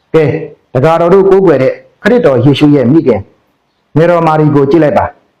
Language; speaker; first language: Burmese; native; Burmese